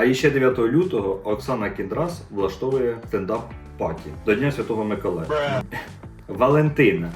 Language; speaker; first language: Ukrainian; native; Ukrainian